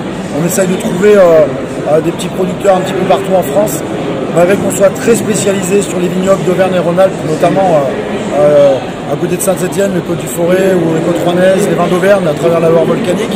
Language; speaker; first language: French; native; French